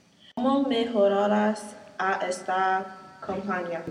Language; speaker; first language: Spanish; non-native, learner; English